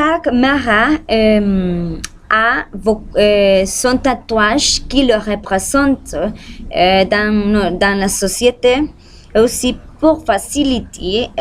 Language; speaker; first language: French; non-native, learner; Spanish